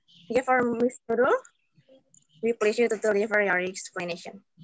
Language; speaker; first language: English; non-native, fluent; Indonesian